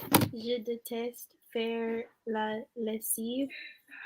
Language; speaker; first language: French; non-native, learner; English